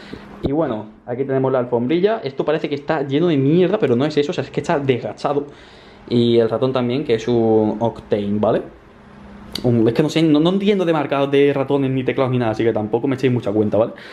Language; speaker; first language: Spanish; native; Spanish